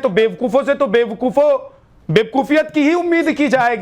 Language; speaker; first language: Hindi; native; Hindi